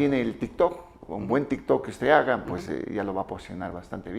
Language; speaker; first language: Spanish; native; Spanish